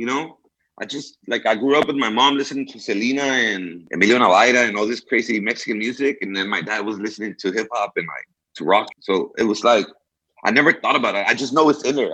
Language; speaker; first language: English; early bilingual, other home language; Spanish